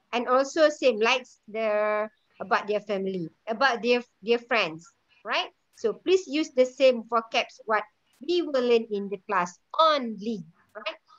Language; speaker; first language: English; non-native, local second language; Malay